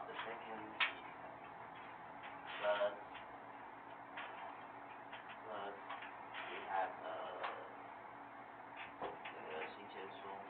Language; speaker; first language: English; non-native, learner; Chinese